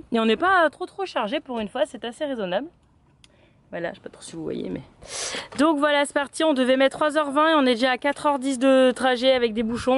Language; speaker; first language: French; native; French